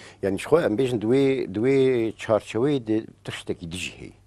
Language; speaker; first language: Kurdish; native; Kurdish